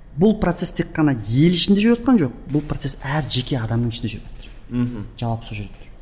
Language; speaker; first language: Kazakh; early bilingual, heritage; Kazakh